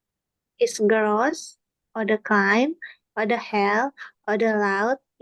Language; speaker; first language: German; non-native, learner; Indonesian